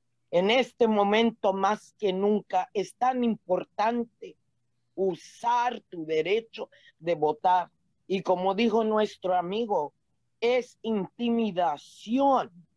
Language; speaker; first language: Spanish; early bilingual, heritage; Spanish